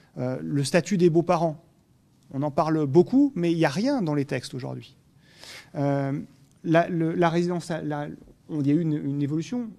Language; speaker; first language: French; native; French